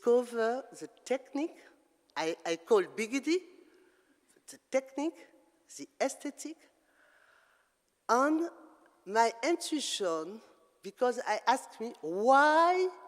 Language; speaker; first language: English; non-native, learner; French